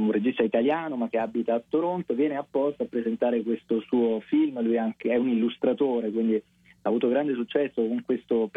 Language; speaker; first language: Italian; native; Italian